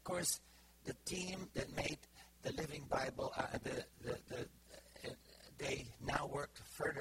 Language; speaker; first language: English; non-native, fluent; Bulgarian